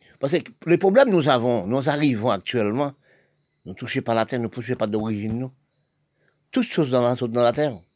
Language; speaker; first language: French; non-native, local second language; Haitian Creole